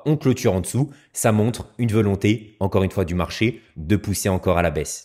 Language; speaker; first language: French; native; French